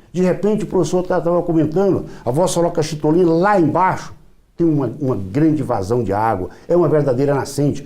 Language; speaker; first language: Portuguese; native; Portuguese